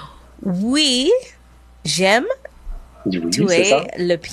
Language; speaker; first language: French; non-native, learner; English